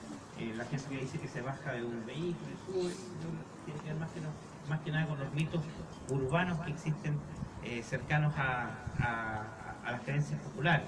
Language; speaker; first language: Spanish; native; Spanish